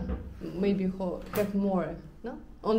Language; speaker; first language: English; non-native, learner; Russian